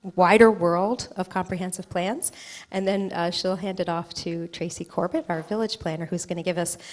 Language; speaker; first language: English; native; English